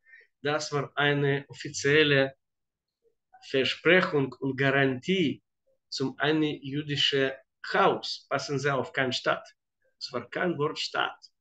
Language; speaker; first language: German; non-native, fluent; Hebrew